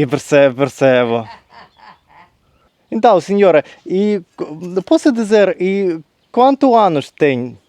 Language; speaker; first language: Portuguese; non-native, learner; Russian